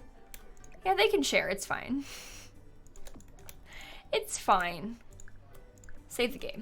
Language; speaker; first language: English; native; English